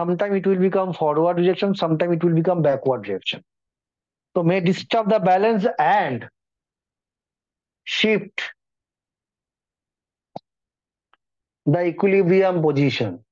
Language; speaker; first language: English; non-native, local second language; Hindi